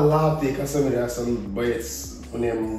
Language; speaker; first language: Romanian; non-native, learner; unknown